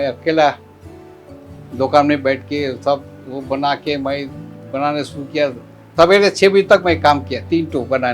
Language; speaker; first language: Hindi; non-native, local second language; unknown